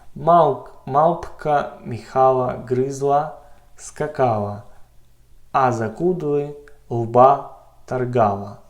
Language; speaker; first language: Polish; non-native, learner; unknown